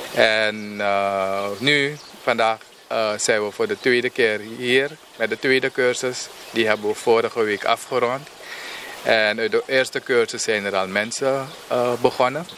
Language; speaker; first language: Dutch; non-native, local second language; Papiamento